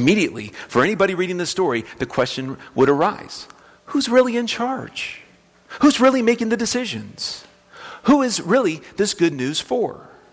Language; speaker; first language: English; native; English